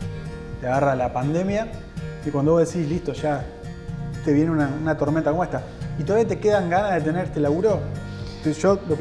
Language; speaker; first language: Spanish; native; Spanish